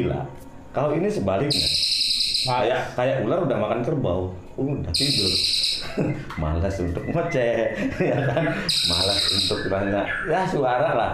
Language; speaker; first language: Indonesian; non-native, local second language; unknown